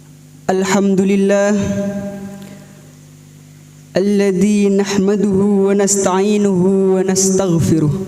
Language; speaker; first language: Arabic; non-native, fluent; Indonesian